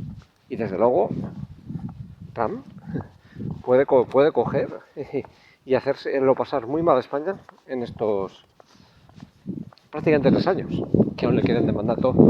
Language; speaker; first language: Spanish; native; Spanish